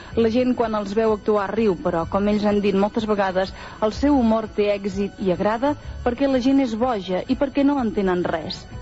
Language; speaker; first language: Catalan; native; Catalan